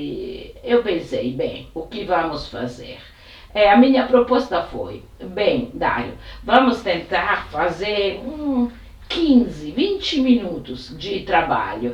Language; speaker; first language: Portuguese; non-native, fluent; Italian